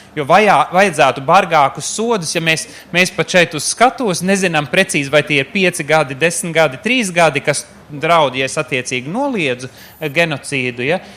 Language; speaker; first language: Latvian; early bilingual, heritage; Latvian